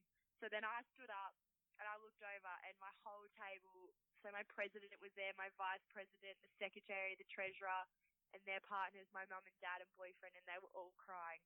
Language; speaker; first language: English; native; English